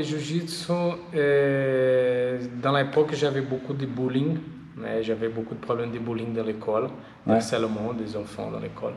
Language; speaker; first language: French; non-native, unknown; Portuguese